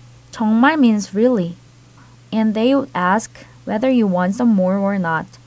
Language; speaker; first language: English; non-native, fluent; Korean